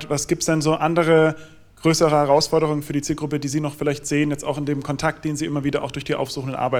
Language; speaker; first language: German; native; German